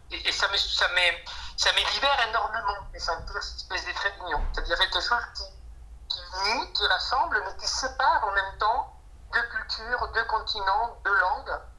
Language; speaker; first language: French; non-native, fluent; Spanish